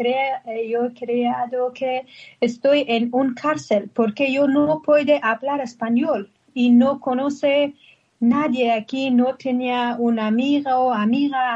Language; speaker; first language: Spanish; non-native, learner; Persian